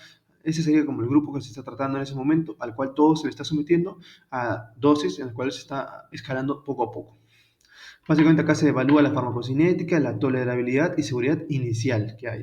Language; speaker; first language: Spanish; native; Spanish